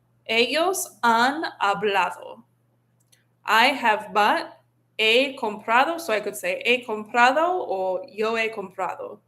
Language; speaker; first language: Spanish; non-native, fluent; English